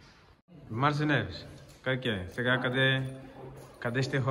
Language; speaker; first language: Bulgarian; non-native, learner; Portuguese